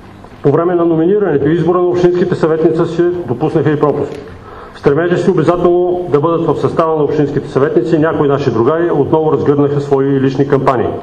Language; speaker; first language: Bulgarian; native; Bulgarian